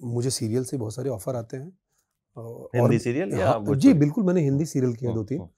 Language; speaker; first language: Hindi; native; Hindi